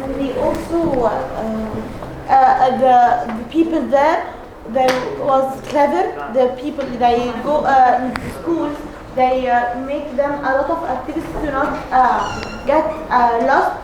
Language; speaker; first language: English; non-native, learner; Arabic